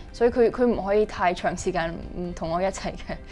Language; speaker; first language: Cantonese; early bilingual, heritage; Cantonese